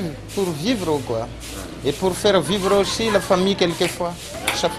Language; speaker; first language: French; non-native, local second language; Malagasy